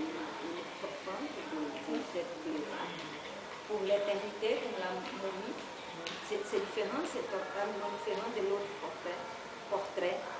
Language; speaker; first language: French; non-native, learner; Portuguese